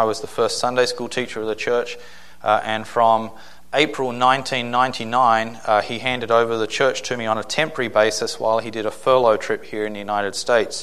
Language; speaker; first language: English; native; English